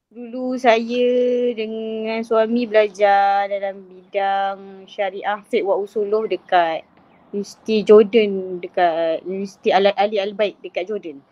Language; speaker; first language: Malay; native; Malay